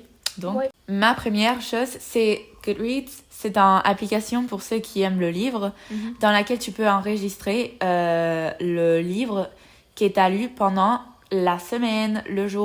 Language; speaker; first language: French; non-native, learner; Spanish